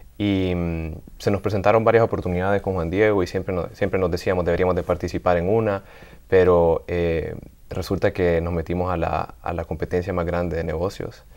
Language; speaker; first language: Spanish; native; Spanish